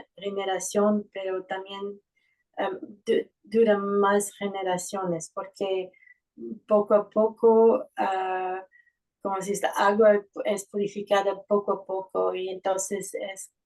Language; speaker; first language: Spanish; non-native, fluent; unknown